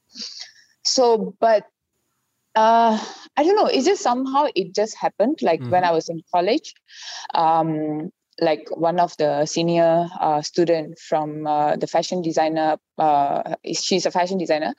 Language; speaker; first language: English; non-native, local second language; Tamil